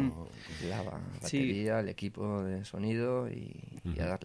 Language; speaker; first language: Spanish; native; Spanish